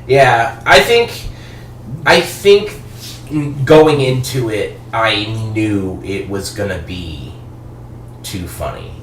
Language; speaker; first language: English; native; English